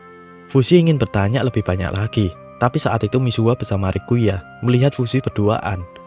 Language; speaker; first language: Indonesian; native; Indonesian